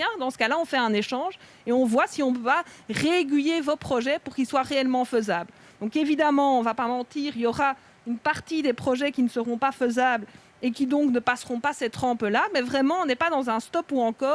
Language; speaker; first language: French; native; French